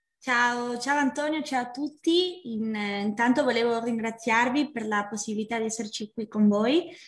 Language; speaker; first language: Italian; non-native, fluent; Spanish